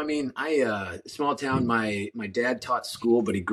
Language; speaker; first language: English; native; English